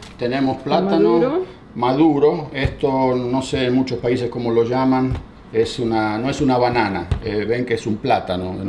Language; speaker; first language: Spanish; native; Spanish